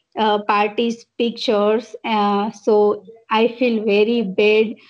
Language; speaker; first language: English; non-native, local second language; Gujarati